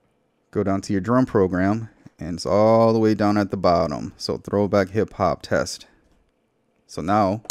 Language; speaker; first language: English; native; English